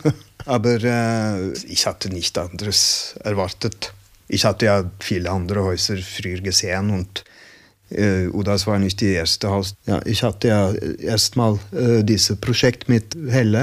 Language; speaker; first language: German; non-native, learner; Norwegian